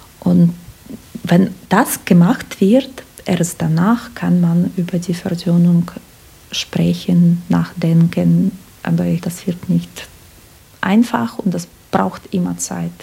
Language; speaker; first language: German; non-native, fluent; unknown